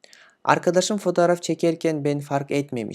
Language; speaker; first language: Turkish; non-native, fluent; Kyrgyz